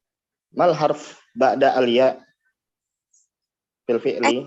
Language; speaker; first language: Arabic; non-native, fluent; Indonesian